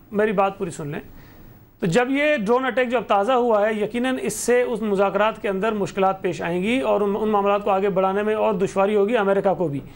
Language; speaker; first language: Urdu; native; Urdu